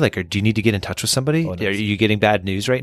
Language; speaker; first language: English; native; English